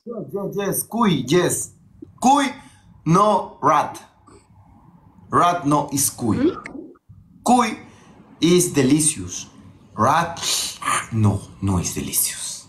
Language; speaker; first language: English; non-native, learner; Spanish